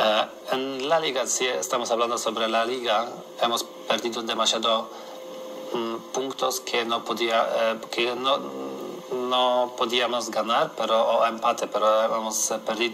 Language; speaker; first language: Spanish; non-native, learner; Polish